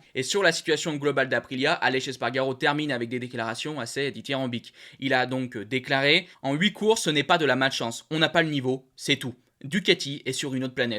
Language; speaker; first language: French; native; French